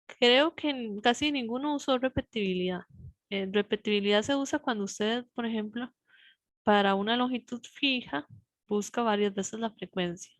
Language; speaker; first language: Spanish; native; Spanish